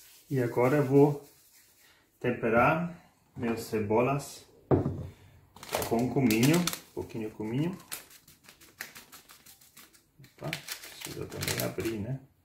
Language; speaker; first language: Portuguese; non-native, fluent; German